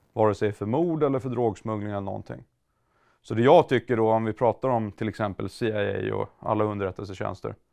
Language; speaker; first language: Swedish; native; Swedish